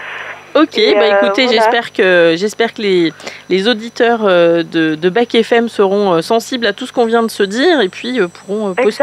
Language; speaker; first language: French; native; French